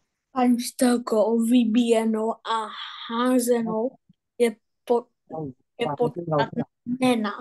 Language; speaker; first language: Czech; non-native, learner; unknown